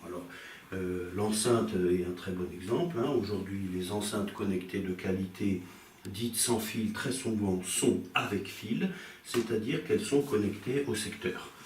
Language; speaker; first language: French; native; French